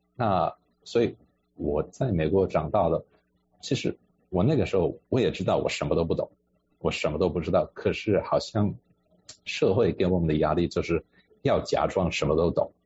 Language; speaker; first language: Chinese; non-native, fluent; English